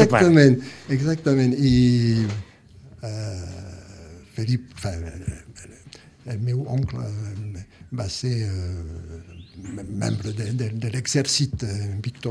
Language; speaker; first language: Catalan; early bilingual, heritage; Catalan